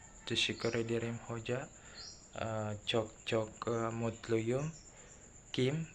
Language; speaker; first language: Turkish; non-native, learner; Filipino